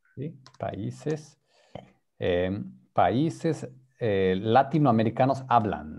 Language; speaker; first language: Spanish; non-native, fluent; English